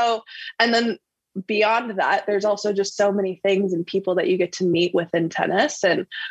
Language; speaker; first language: English; native; English